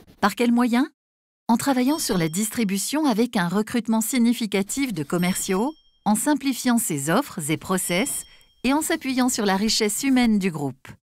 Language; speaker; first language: French; native; French